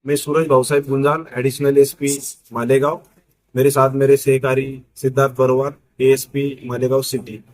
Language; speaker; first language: Hindi; non-native, local second language; Marathi